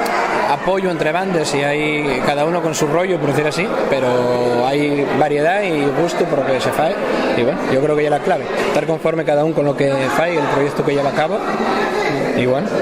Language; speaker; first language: Spanish; native; Spanish